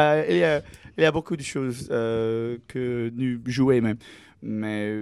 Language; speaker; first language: French; non-native, learner; English